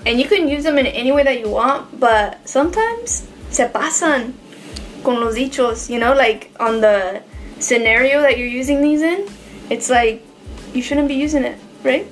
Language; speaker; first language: English; early bilingual, other home language; Spanish